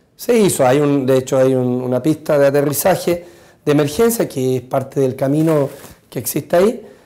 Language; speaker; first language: Spanish; native; Spanish